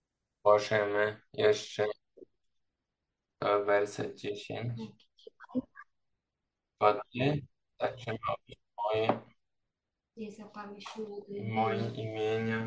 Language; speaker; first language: Polish; non-native, learner; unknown